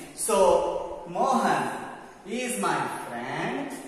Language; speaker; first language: English; non-native, local second language; Gujarati